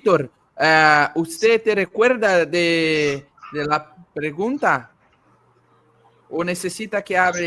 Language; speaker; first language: Spanish; non-native, learner; Portuguese